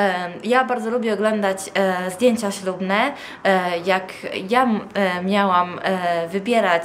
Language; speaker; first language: Polish; non-native, fluent; Italian